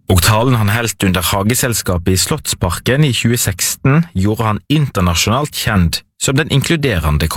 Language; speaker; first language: Norwegian; native; Norwegian